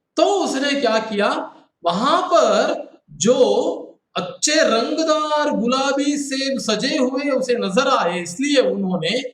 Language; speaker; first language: Hindi; non-native, local second language; Kannada